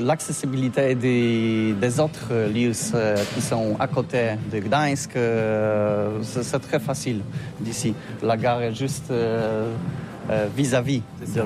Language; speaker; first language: French; non-native, learner; Polish